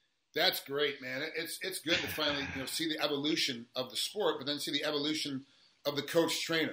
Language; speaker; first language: English; native; English